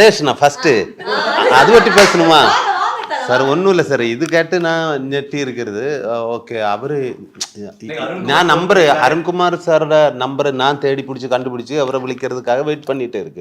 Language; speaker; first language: Tamil; non-native, learner; Malayalam